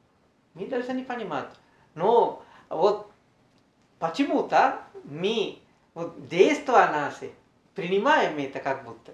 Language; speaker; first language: Russian; non-native, learner; Sinhala